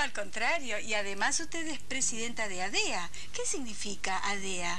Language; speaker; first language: Spanish; native; Spanish